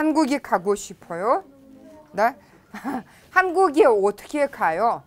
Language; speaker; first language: Korean; non-native, fluent; Russian